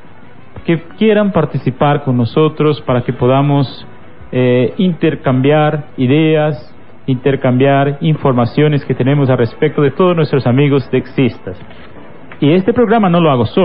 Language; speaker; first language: Spanish; native; Spanish